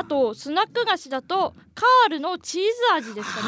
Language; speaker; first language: Japanese; native; Japanese